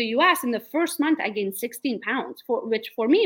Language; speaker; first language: English; non-native, fluent; Romanian